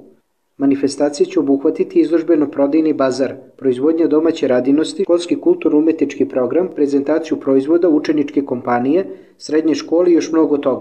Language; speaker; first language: Serbian; native; Serbian